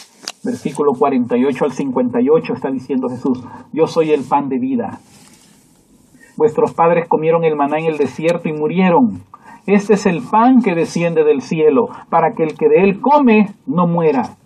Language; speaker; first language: Spanish; native; Spanish